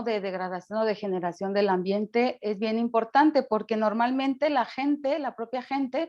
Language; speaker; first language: Spanish; native; Spanish